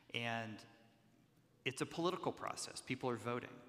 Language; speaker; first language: English; native; English